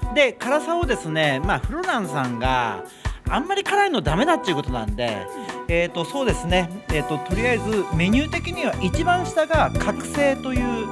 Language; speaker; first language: Japanese; native; Japanese